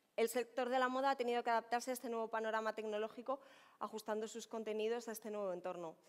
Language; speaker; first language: Spanish; native; Spanish